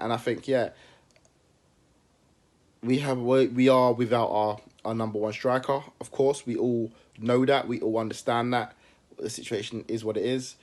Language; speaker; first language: English; native; English